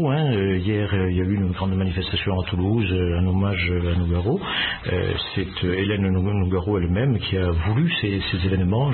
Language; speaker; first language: French; native; French